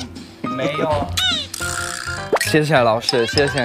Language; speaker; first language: Chinese; non-native, learner; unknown